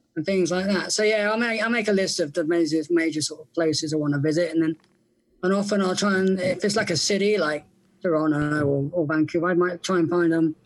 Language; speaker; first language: English; native; English